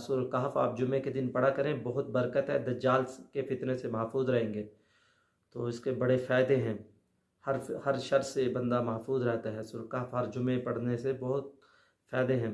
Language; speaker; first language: Urdu; native; Urdu